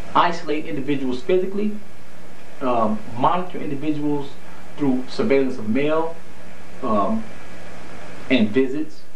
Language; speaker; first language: English; native; English